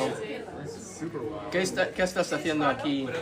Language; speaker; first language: Spanish; non-native, learner; English